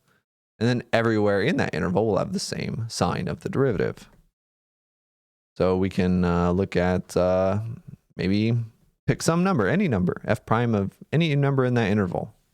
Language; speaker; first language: English; native; English